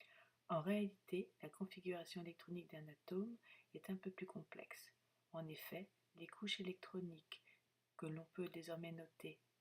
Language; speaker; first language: French; native; French